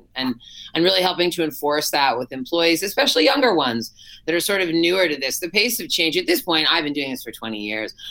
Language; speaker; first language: English; native; English